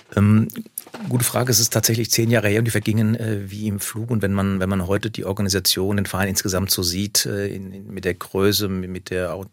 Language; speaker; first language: German; native; German